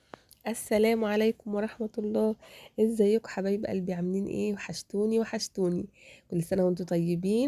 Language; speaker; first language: Arabic; native; Arabic